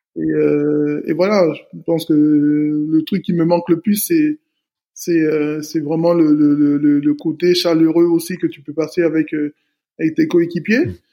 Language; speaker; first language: French; native; French